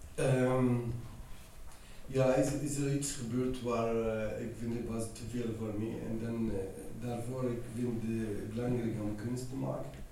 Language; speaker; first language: Dutch; non-native, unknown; Arabic